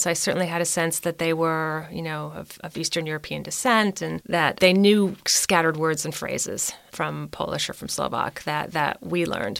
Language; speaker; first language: English; native; English